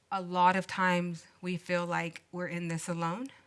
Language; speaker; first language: English; native; English